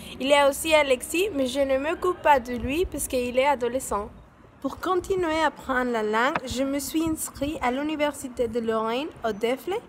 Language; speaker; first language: French; non-native, learner; Spanish